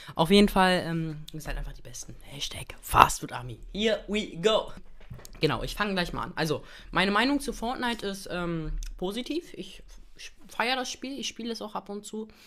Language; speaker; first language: German; native; German